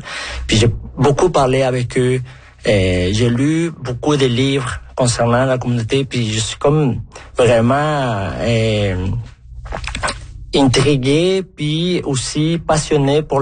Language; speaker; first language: French; non-native, fluent; Spanish